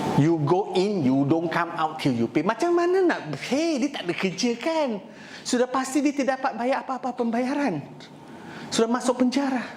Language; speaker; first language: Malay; non-native, local second language; Chinese